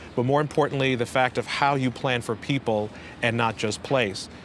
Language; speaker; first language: English; native; English